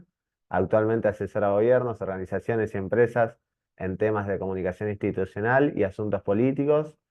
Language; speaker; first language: Spanish; native; Spanish